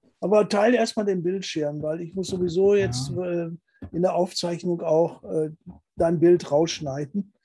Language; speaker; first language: German; native; German